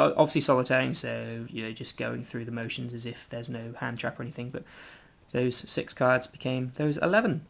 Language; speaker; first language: English; native; English